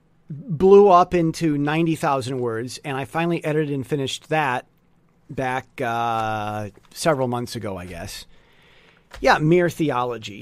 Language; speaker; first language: English; native; English